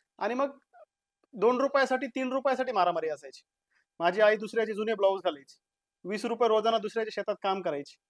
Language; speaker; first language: Marathi; native; Marathi